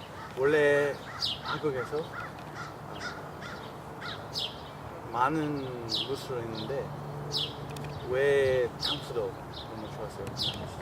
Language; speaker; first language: Korean; non-native, learner; English